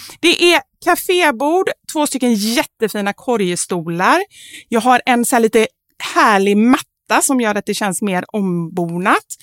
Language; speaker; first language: Swedish; native; Swedish